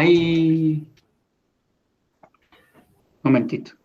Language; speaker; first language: Spanish; native; Spanish